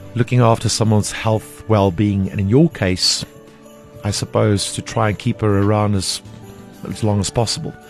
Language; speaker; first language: English; non-native, local second language; Afrikaans